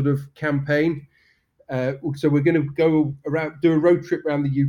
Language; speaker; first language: English; native; English